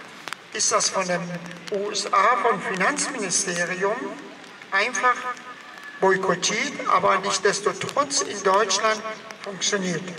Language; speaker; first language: German; non-native, fluent; Persian